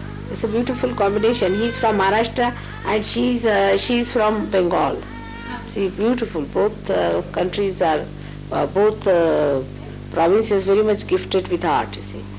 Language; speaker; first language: English; non-native, local second language; Marathi